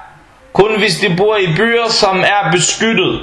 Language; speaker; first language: Danish; non-native, fluent; Arabic